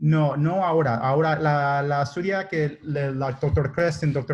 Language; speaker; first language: Spanish; non-native, learner; English